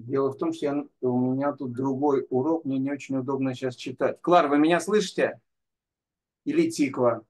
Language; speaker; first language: Russian; native; Russian